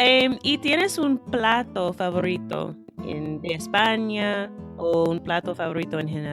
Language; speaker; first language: Spanish; non-native, fluent; English